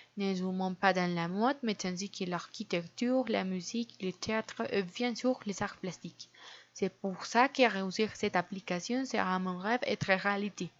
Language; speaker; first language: French; non-native, learner; Spanish